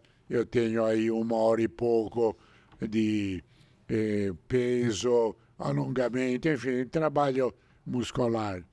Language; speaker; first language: Portuguese; non-native, fluent; Italian